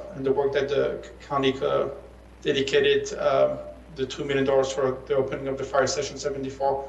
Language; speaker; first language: English; early bilingual, other home language; Persian